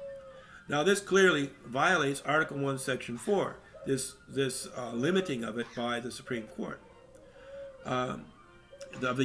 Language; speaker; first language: English; native; English